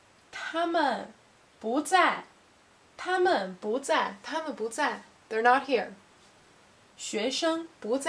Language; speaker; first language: Chinese; non-native, learner; English